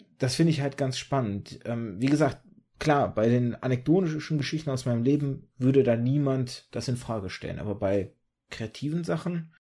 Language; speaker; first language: German; early bilingual, other home language; Russian